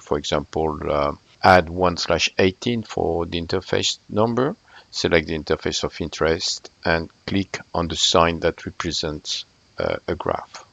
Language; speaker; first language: English; non-native, fluent; French